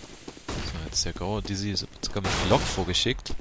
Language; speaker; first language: German; native; German